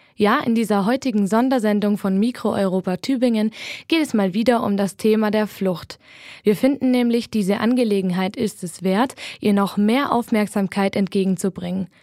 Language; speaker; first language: German; native; German